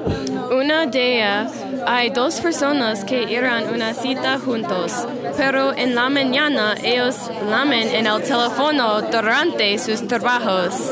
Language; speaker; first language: Spanish; non-native, learner; English